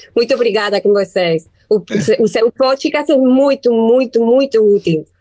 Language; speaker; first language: Portuguese; non-native, learner; Spanish